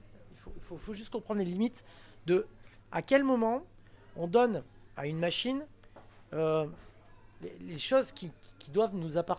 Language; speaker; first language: French; native; French